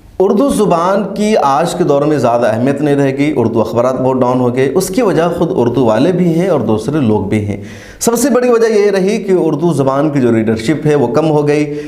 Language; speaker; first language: Urdu; native; Urdu